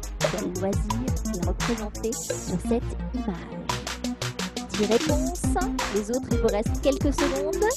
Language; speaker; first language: French; native; French